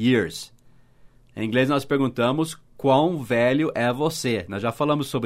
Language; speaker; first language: Portuguese; non-native, fluent; English